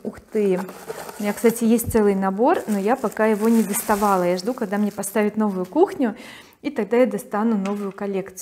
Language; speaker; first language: Russian; native; Russian